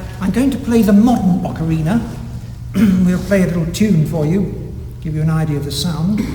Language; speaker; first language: English; native; English